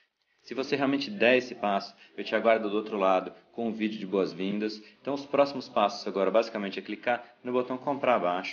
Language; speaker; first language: Portuguese; native; Portuguese